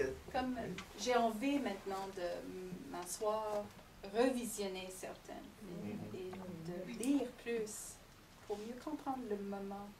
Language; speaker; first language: French; non-native, fluent; English